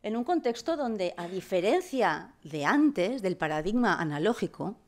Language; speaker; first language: Spanish; non-native, local second language; Catalan